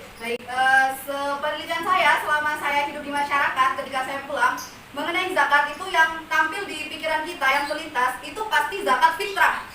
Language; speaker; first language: Indonesian; non-native, local second language; Madurese